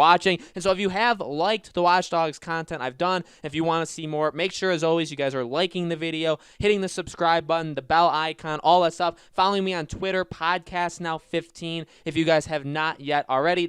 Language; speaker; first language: English; native; English